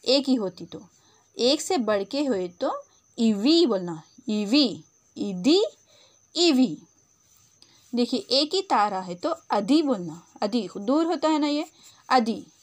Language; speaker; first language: Hindi; non-native, local second language; Telugu